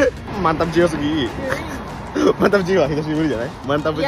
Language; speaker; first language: Japanese; non-native, fluent; Indonesian